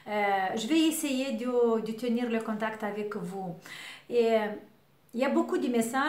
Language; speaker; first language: French; non-native, learner; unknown